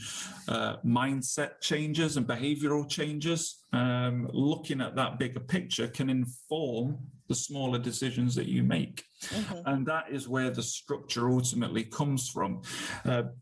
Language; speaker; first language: English; native; English